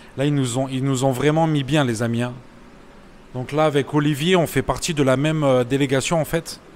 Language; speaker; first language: French; native; French